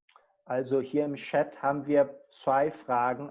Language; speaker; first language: German; non-native, fluent; Portuguese